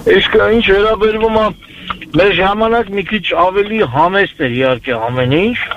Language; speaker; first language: Armenian; native; Armenian